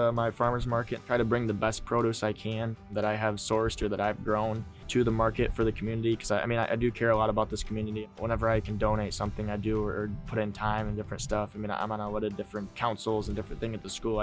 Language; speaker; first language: English; native; English